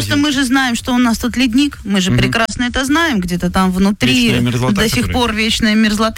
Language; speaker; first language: Russian; native; Russian